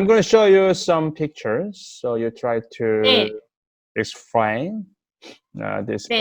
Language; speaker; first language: English; non-native, fluent; Korean